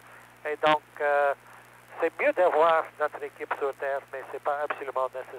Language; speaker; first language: French; non-native, learner; English